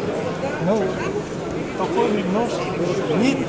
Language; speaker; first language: Russian; non-native, local second language; Yakut